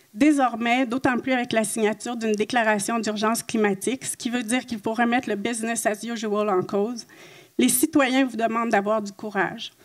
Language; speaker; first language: French; native; French